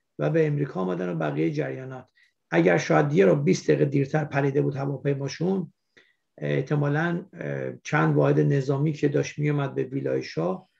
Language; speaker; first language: Persian; native; Persian